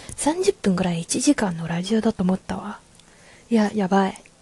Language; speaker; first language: Japanese; non-native, learner; Chinese